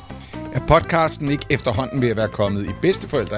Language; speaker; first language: Danish; native; Danish